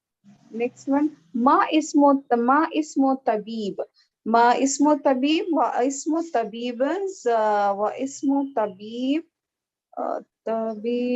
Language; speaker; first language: Arabic; non-native, learner; English